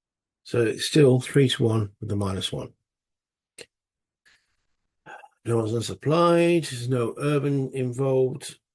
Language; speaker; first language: English; native; English